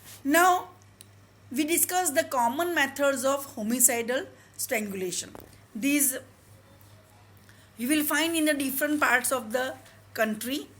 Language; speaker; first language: English; non-native, local second language; Gujarati